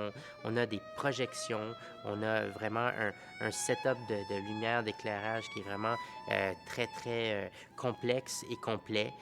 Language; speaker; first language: French; native; French